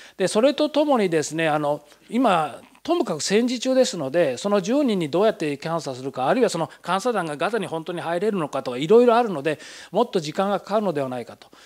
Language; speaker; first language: Japanese; native; Japanese